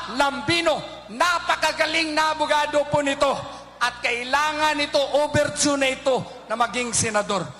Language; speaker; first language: Filipino; non-native, local second language; Cebuano